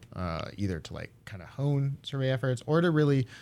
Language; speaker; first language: English; early bilingual, other home language; Japanese